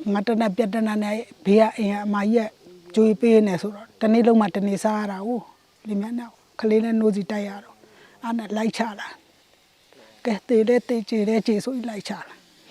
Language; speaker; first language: Burmese; native; Burmese